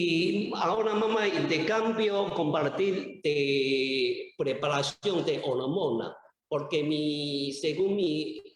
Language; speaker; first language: Spanish; non-native, learner; Chinese